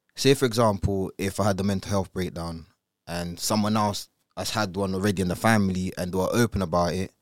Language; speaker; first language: English; early bilingual, other home language; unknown